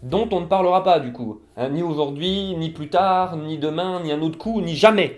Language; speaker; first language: French; native; French